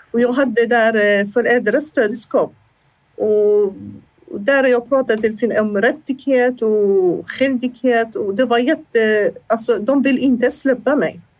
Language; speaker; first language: Swedish; non-native, fluent; Assyrian Neo-Aramaic